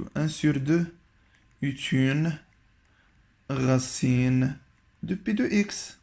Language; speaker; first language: French; non-native, local second language; Arabic